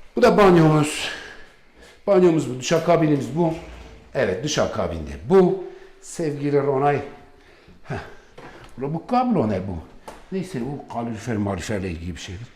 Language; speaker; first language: Turkish; non-native, local second language; Kurdish